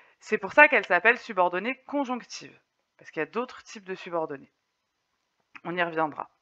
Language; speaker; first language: French; native; French